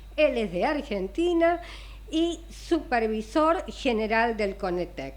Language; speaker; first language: Spanish; native; Spanish